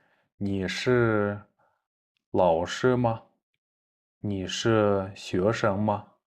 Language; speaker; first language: Chinese; non-native, fluent; Kyrgyz